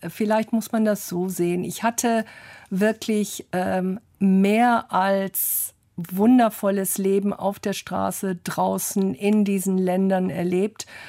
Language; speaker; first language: German; early bilingual, other home language; English